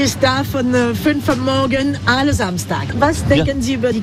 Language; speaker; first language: German; non-native, fluent; French